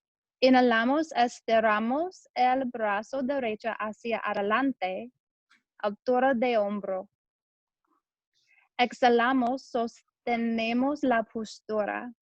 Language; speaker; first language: Spanish; non-native, learner; English